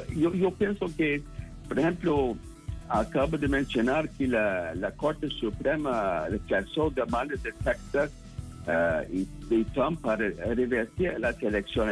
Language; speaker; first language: Spanish; non-native, fluent; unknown